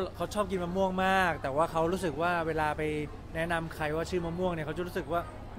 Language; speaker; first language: Thai; native; Thai